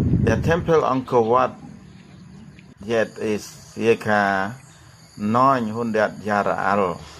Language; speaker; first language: German; non-native, learner; Khmer